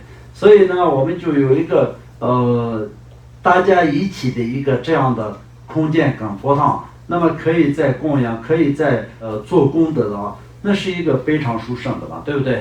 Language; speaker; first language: Chinese; non-native, local second language; Tibetan